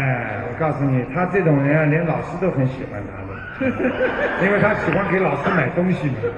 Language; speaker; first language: Chinese; native; Chinese